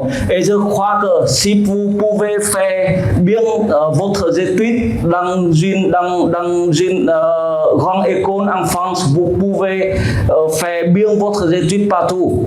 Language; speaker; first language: French; non-native, fluent; Vietnamese